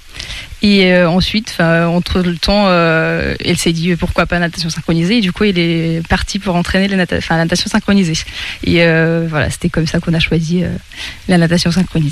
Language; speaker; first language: French; non-native, fluent; Russian